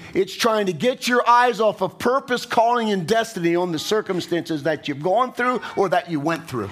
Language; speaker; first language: English; native; English